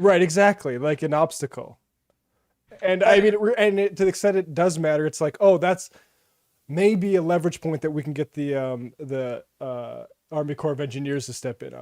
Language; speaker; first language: English; native; English